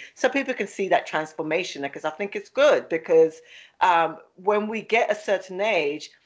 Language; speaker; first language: English; native; English